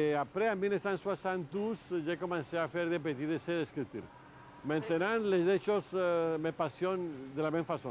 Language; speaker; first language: French; non-native, fluent; Spanish